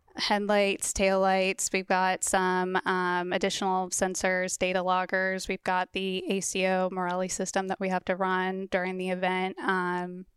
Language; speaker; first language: English; native; English